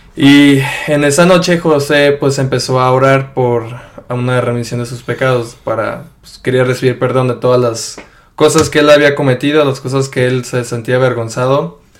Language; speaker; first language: Spanish; early bilingual, heritage; Spanish